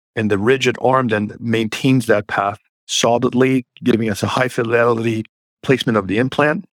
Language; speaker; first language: English; early bilingual, other home language; Persian